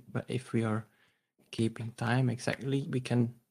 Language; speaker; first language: English; non-native, fluent; Dutch